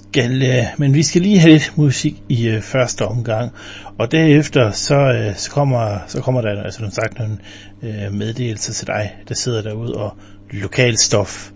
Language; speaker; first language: Danish; native; Danish